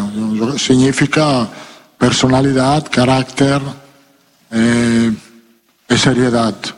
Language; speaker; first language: Portuguese; non-native, learner; Italian